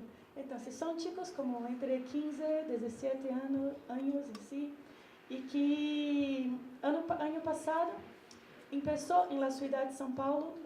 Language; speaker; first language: Spanish; non-native, learner; Portuguese